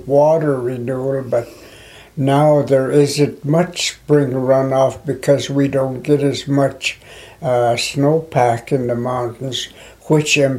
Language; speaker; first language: English; non-native, local second language; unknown